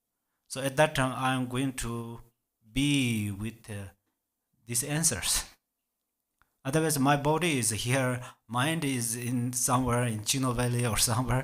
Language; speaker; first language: English; non-native, learner; Tibetan